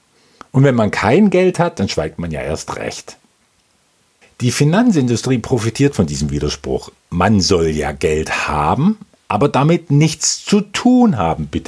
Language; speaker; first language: German; native; German